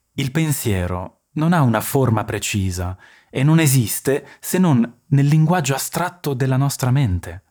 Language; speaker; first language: Italian; early bilingual, other home language; French